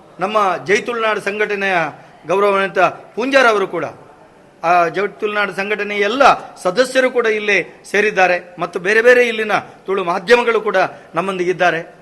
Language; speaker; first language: Kannada; non-native, local second language; Tulu